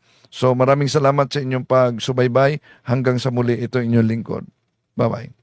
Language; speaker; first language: Filipino; native; Filipino